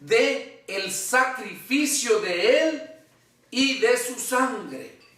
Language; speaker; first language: Spanish; native; Spanish